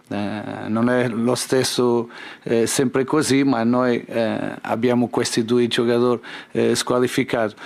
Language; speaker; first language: Italian; non-native, learner; Portuguese